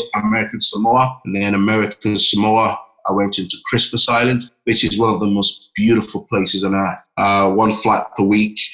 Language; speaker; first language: English; non-native, local second language; Yoruba